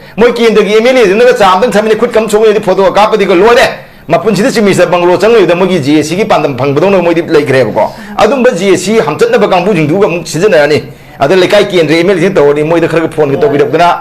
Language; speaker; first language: Manipuri; non-native, local second language; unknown